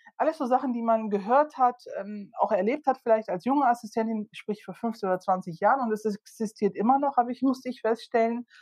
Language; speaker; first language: German; early bilingual, other home language; Turkish